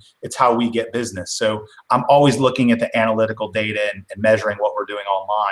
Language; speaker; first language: English; native; English